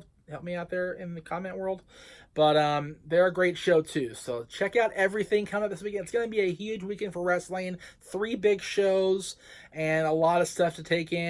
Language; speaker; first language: English; native; English